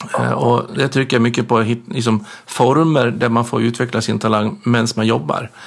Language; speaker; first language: Swedish; native; Swedish